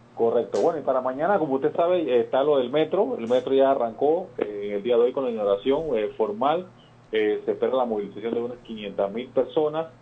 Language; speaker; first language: Spanish; native; Spanish